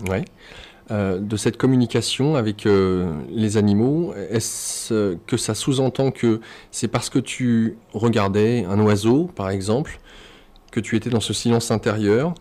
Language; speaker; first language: French; native; French